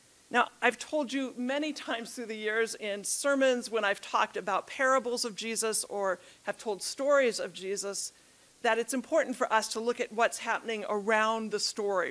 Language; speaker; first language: English; native; English